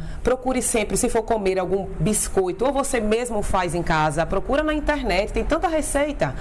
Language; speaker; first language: Portuguese; native; Portuguese